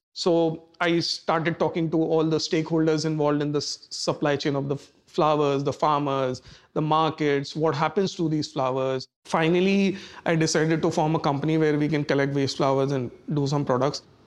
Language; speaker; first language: English; non-native, local second language; Hindi